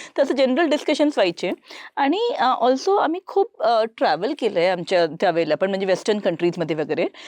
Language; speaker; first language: Marathi; non-native, local second language; Marwari